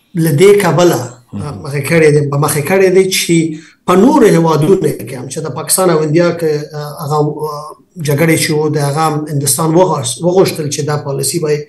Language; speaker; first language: Pashto; non-native, local second language; Persian